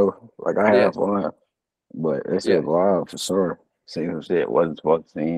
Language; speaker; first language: English; native; English